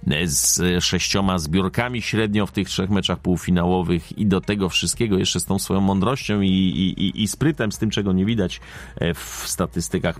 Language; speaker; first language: Polish; native; Polish